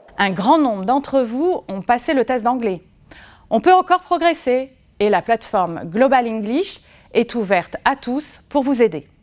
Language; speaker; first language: French; native; French